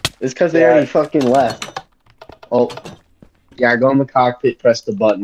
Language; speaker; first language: English; native; English